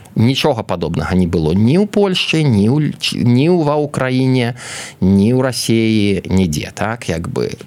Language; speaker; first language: Belarusian; native; Belarusian